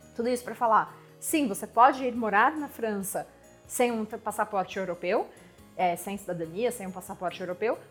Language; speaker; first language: Portuguese; non-native, fluent; French